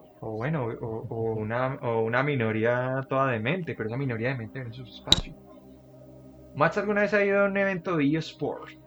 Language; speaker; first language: Spanish; native; Spanish